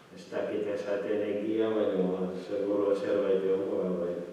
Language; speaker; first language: Basque; non-native, learner; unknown